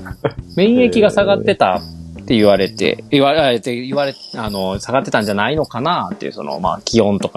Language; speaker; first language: Japanese; native; Japanese